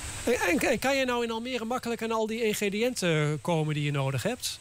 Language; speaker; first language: Dutch; native; Dutch